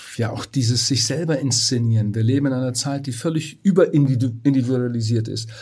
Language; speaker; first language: German; native; German